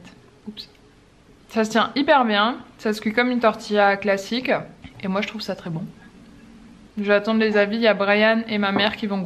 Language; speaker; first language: French; native; French